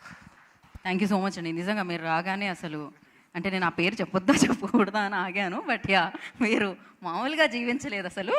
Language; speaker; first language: Telugu; native; Telugu